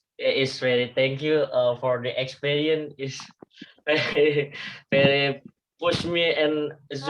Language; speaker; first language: English; non-native, learner; Indonesian